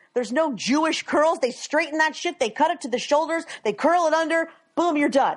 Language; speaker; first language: English; native; English